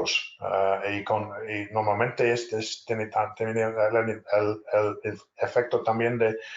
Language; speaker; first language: Spanish; non-native, fluent; English